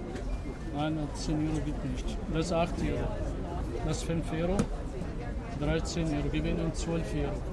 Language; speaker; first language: German; non-native, learner; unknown